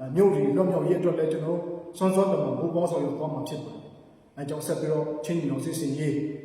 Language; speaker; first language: Burmese; non-native, local second language; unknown